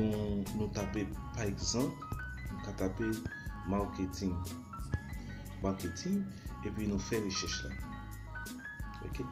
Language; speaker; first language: French; non-native, learner; Haitian Creole